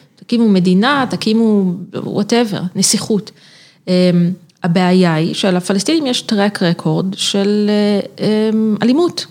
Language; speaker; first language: Hebrew; native; Hebrew